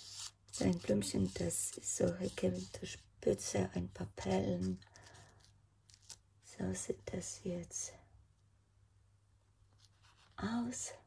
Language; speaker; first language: German; non-native, fluent; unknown